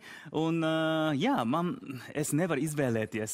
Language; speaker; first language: Latvian; non-native, learner; Japanese